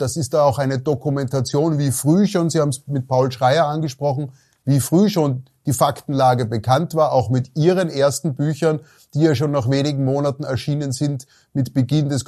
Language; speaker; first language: German; native; German